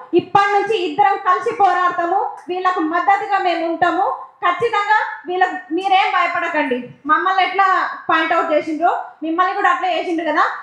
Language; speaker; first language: Telugu; native; Telugu